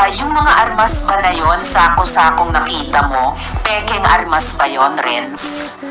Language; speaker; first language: Filipino; native; Filipino